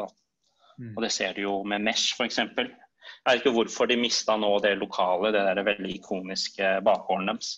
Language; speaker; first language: Norwegian; native; Norwegian